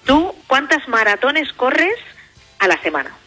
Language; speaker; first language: Spanish; native; Spanish